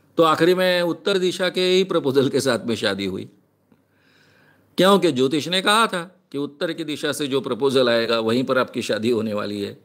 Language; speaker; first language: Hindi; non-native, local second language; Marathi